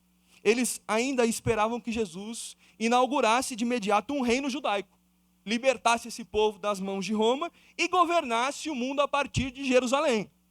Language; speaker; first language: Portuguese; native; Portuguese